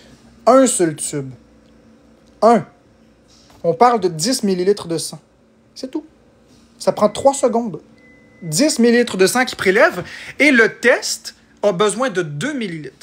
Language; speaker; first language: French; native; French